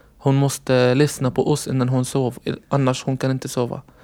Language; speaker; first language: Swedish; non-native, learner; Arabic